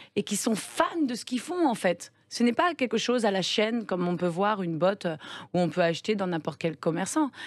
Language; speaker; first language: French; native; French